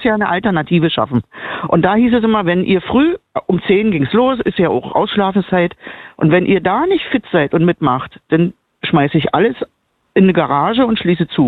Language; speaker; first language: German; native; German